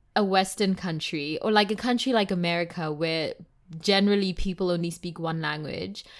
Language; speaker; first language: English; non-native, local second language; Tswana